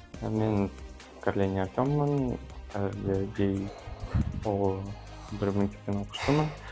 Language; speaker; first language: Kazakh; non-native, local second language; Russian